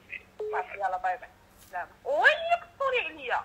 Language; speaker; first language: Arabic; native; Arabic